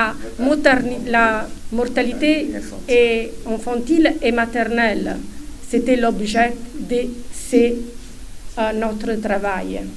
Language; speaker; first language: French; non-native, fluent; Italian